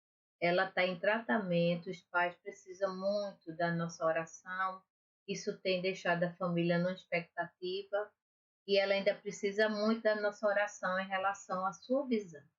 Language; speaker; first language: Portuguese; native; Portuguese